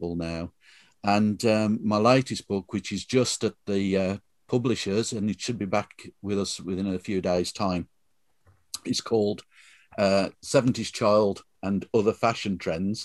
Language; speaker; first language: English; native; English